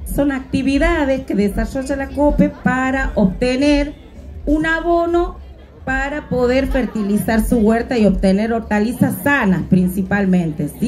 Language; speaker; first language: Spanish; native; Spanish